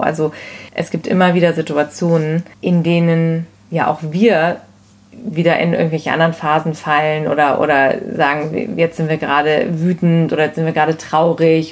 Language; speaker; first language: German; native; German